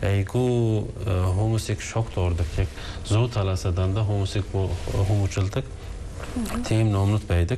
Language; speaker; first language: Mongolian; non-native, fluent; Turkish